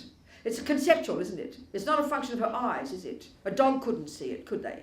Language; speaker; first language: English; native; English